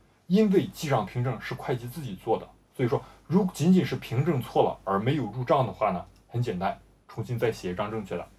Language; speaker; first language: Chinese; native; Chinese